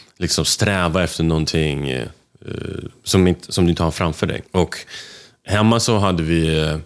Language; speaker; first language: Swedish; early bilingual, other home language; Russian